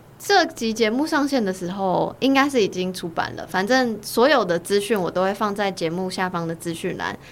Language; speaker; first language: Chinese; native; Chinese